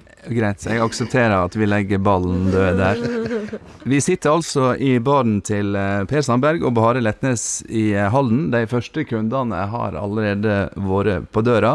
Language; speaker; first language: Norwegian; native; Norwegian